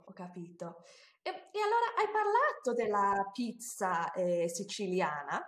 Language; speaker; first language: Italian; non-native, fluent; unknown